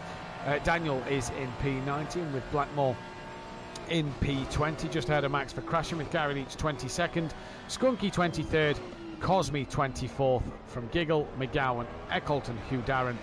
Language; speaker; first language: English; native; English